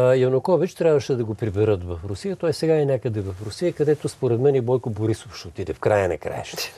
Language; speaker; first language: Bulgarian; native; Bulgarian